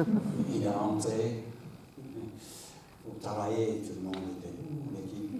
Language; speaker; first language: French; non-native, fluent; English